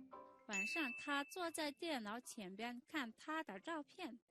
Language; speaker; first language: Chinese; non-native, fluent; Mongolian